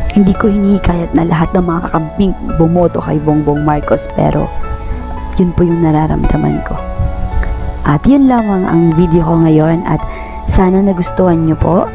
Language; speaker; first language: Filipino; non-native, local second language; Bikol